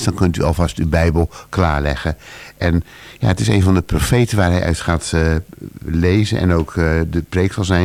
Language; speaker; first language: Dutch; native; Dutch